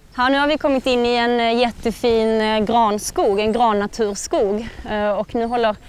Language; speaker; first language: Swedish; native; Swedish